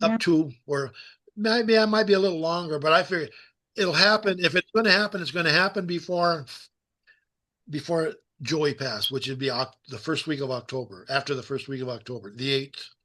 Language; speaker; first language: English; native; English